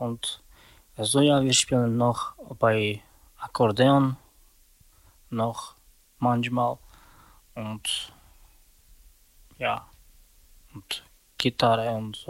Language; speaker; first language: German; non-native, learner; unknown